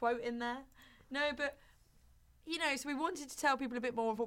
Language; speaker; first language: English; native; English